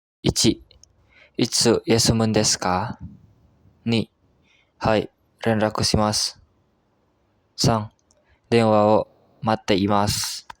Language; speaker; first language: Japanese; non-native, learner; Indonesian